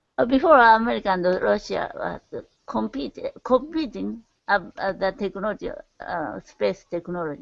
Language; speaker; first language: English; non-native, learner; Japanese